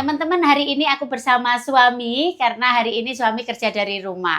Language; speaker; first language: Indonesian; native; Indonesian